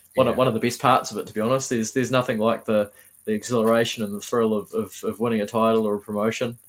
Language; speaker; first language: English; native; English